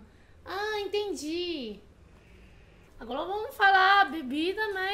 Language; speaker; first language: Portuguese; non-native, fluent; Chinese